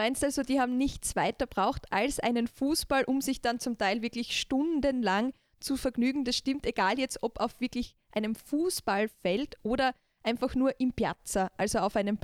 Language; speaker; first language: German; native; German